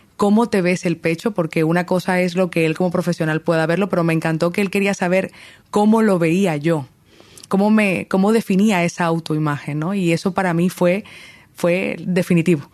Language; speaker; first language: Spanish; native; Spanish